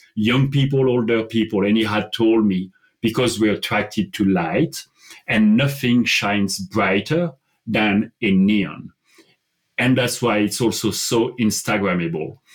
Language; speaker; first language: English; non-native, fluent; French